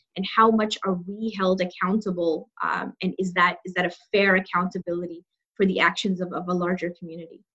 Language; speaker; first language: English; non-native, local second language; Urdu